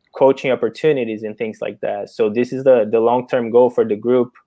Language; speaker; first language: English; non-native, fluent; Portuguese